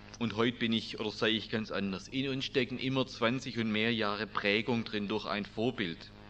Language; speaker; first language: German; native; German